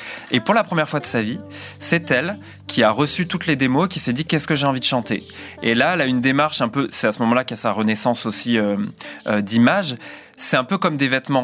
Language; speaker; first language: French; native; French